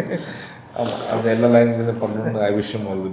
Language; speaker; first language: Tamil; native; Tamil